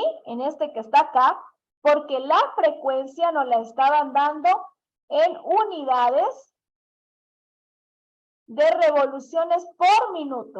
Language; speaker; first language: Spanish; native; Spanish